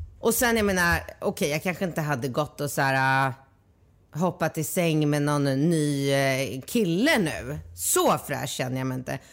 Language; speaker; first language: Swedish; native; Swedish